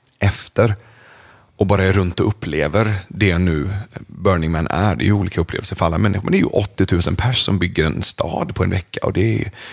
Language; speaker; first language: Swedish; early bilingual, other home language; Persian